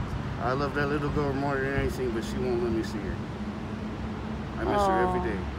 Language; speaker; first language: English; native; English